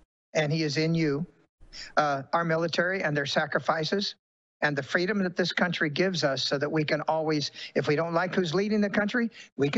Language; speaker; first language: English; native; English